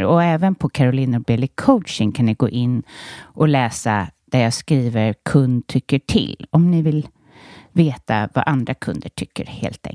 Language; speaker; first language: Swedish; native; Swedish